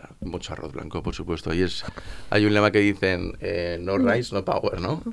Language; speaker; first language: Spanish; native; Spanish